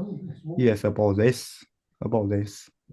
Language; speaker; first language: English; non-native, learner; Chinese